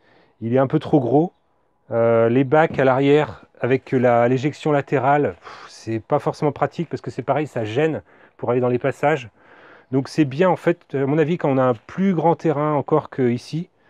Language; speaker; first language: French; native; French